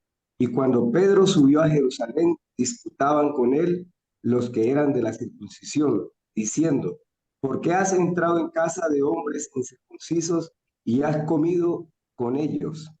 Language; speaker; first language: Spanish; native; Spanish